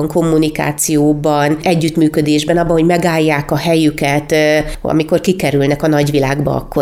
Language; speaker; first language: Hungarian; native; Hungarian